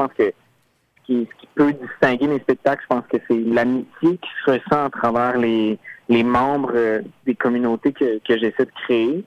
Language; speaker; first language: French; native; French